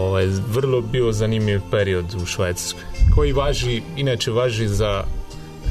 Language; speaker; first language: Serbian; non-native, fluent; Italian